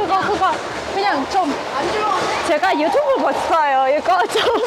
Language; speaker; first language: Korean; non-native, learner; Vietnamese